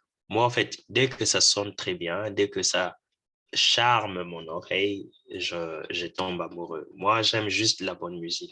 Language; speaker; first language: French; non-native, local second language; Lingala